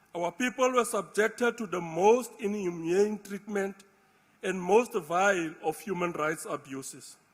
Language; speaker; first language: English; non-native, local second language; Afrikaans